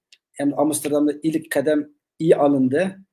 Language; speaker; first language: Turkish; non-native, learner; Uyghur